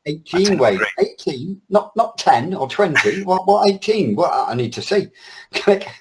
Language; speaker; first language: English; native; English